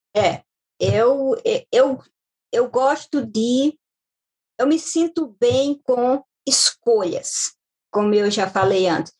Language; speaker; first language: Portuguese; native; Portuguese